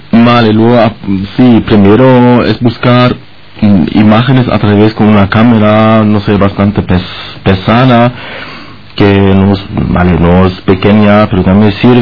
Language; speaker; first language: Spanish; non-native, fluent; German